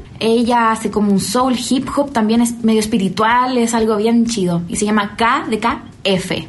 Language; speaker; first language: Spanish; native; Spanish